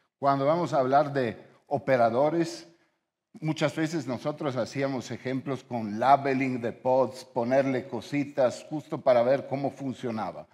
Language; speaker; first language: Spanish; non-native, fluent; Italian